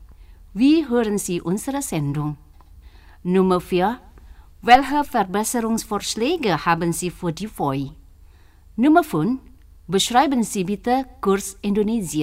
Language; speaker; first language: German; non-native, fluent; Indonesian